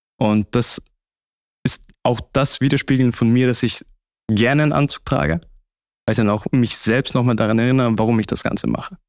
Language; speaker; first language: German; early bilingual, other home language; Turkish